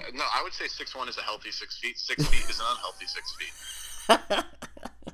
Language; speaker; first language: English; native; English